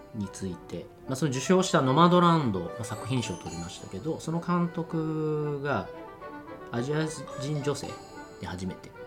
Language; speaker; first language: Japanese; non-native, fluent; Chinese